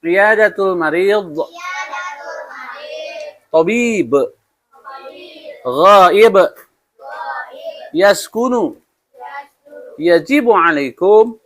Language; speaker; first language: Arabic; non-native, local second language; Indonesian